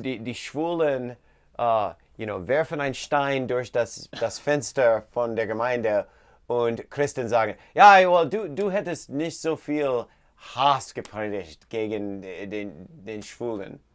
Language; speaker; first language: German; non-native, learner; English